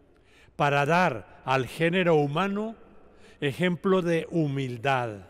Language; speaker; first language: Spanish; native; Spanish